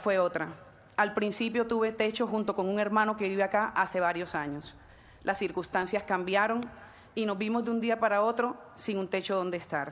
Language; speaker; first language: Spanish; native; Spanish